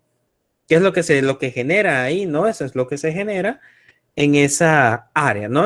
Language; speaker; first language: Spanish; native; Spanish